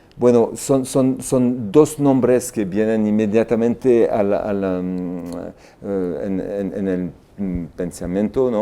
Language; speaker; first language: Spanish; non-native, fluent; French